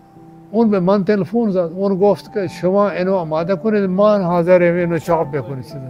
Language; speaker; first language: Persian; non-native, fluent; Urdu